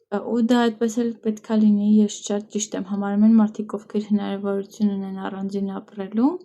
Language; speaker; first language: Armenian; native; Armenian